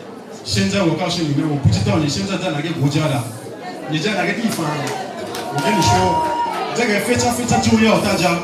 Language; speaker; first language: Chinese; non-native, learner; French